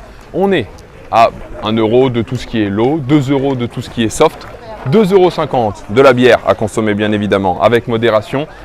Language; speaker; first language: French; native; French